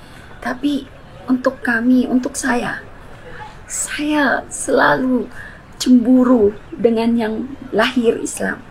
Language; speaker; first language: Indonesian; non-native, fluent; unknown